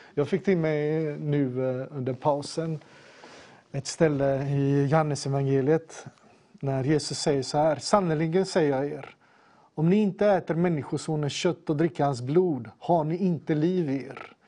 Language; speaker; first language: Swedish; native; Swedish